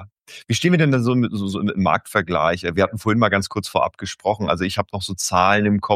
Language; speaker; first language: German; native; German